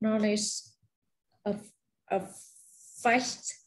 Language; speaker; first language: English; non-native, learner; Vietnamese